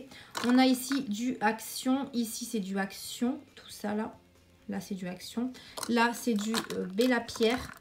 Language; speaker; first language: French; native; French